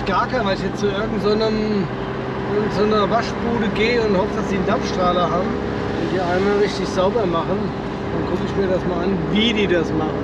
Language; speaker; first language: German; native; German